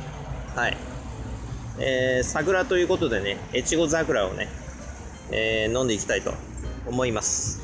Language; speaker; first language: Japanese; native; Japanese